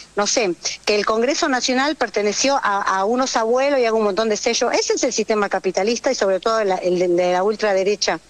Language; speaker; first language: Spanish; native; Spanish